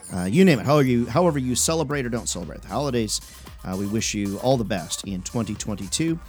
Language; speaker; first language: English; native; English